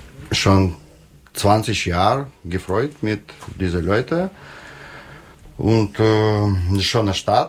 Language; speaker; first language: German; non-native, learner; Russian